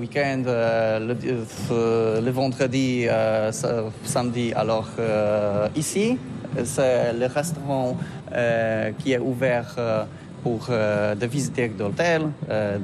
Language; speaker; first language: French; non-native, learner; Polish